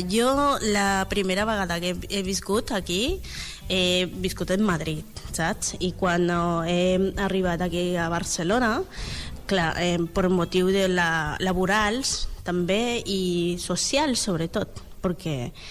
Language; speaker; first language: Catalan; non-native, learner; Spanish